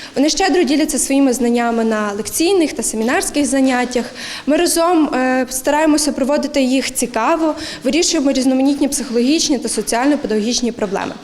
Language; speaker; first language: Ukrainian; native; Ukrainian